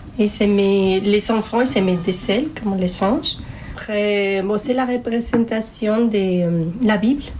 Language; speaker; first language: French; non-native, learner; Spanish